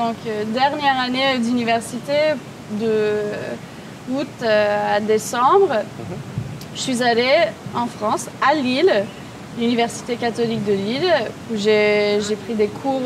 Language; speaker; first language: French; non-native, local second language; English